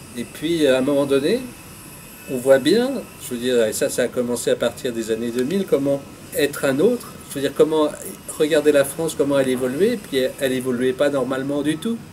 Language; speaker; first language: French; early bilingual, other home language; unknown